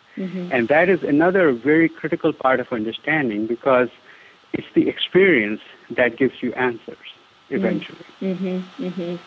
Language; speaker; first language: English; non-native, local second language; Hindi